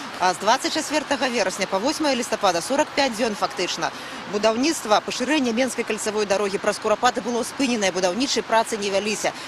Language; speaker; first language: Belarusian; native; Belarusian